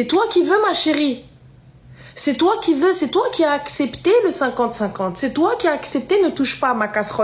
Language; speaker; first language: French; native; French